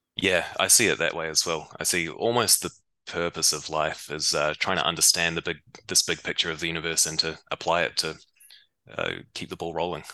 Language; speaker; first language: English; native; English